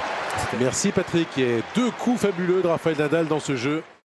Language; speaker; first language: French; native; French